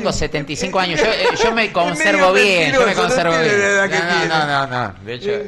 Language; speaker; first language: Spanish; native; Spanish